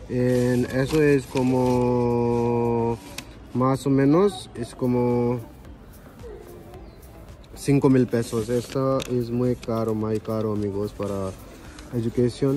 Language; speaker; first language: Spanish; non-native, learner; Hindi